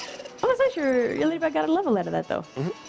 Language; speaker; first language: English; native; English